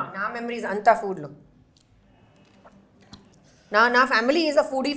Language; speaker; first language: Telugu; non-native, learner; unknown